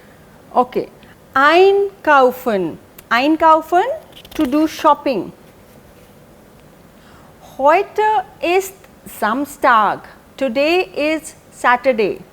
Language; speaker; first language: German; non-native, fluent; Hindi